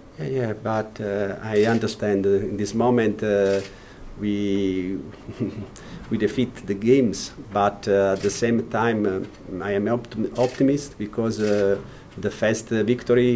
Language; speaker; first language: English; non-native, learner; Italian